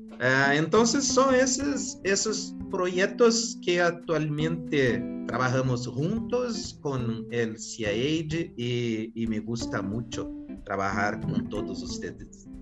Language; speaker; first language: Spanish; non-native, learner; Portuguese